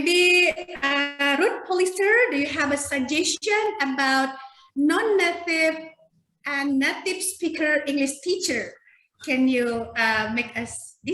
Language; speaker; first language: English; non-native, fluent; Indonesian